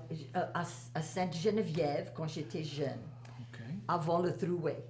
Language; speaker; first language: French; native; French